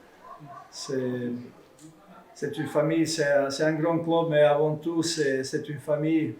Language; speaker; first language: French; non-native, fluent; Serbian